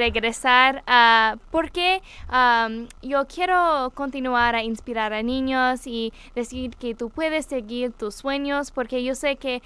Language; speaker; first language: Spanish; non-native, learner; English